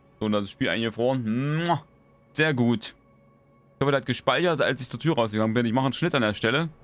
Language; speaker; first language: German; native; German